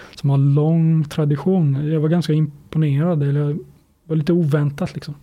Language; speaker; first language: Swedish; native; Swedish